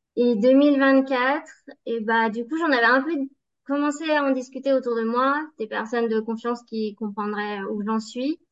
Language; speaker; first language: French; native; French